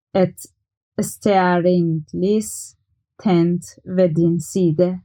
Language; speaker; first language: Norwegian; non-native, learner; Persian